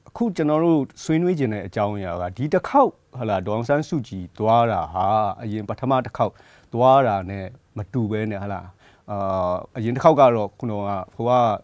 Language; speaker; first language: Burmese; native; Burmese